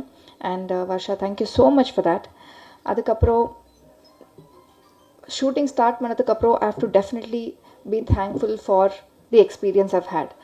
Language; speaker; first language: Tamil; non-native, learner; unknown